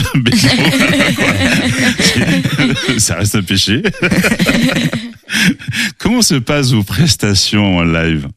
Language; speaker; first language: French; native; French